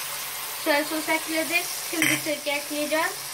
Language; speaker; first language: Turkish; non-native, learner; Urdu